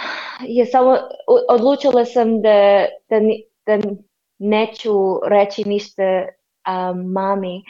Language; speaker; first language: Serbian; non-native, learner; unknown